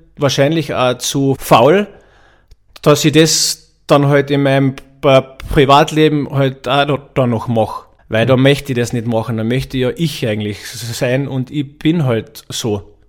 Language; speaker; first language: German; native; German